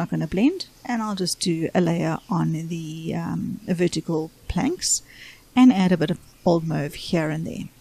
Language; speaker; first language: English; native; English